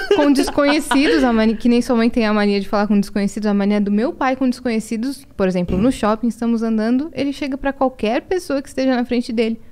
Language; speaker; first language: Portuguese; native; Portuguese